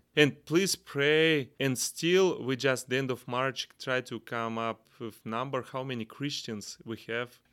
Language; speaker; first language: English; non-native, learner; Kazakh